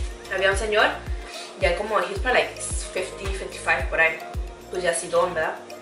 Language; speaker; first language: Spanish; early bilingual, heritage; Spanish